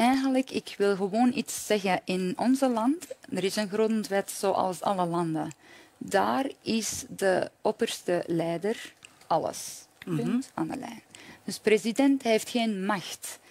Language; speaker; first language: Dutch; non-native, fluent; Persian